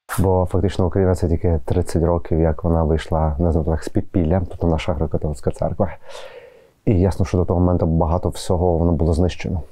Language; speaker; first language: Ukrainian; native; Ukrainian